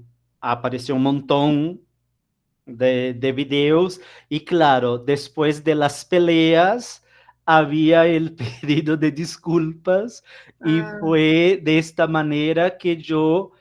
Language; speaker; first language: Spanish; non-native, fluent; Portuguese